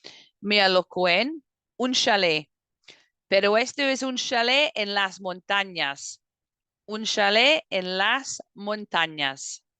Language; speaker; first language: Spanish; non-native, fluent; English